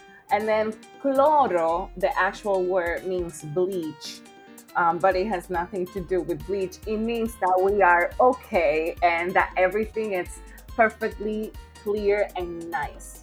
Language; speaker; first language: English; non-native, fluent; Spanish